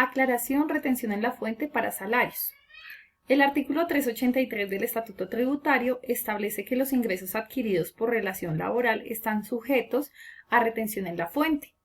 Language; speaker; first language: Spanish; native; Spanish